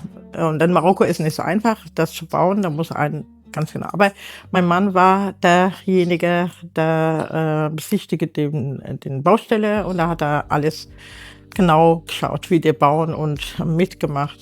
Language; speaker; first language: German; non-native, learner; Arabic